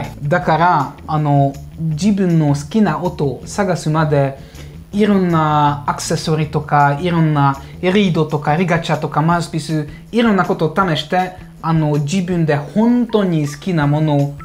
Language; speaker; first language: Japanese; non-native, fluent; Hungarian